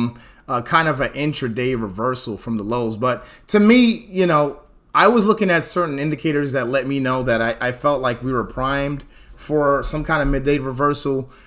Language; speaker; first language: English; native; English